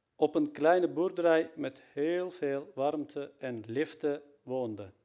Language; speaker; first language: Dutch; non-native, fluent; Turkish